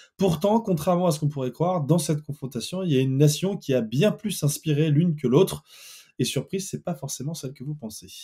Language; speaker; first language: French; native; French